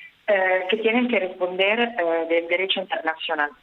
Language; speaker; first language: Spanish; non-native, fluent; Italian